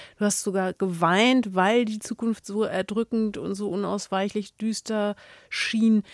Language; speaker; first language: German; native; German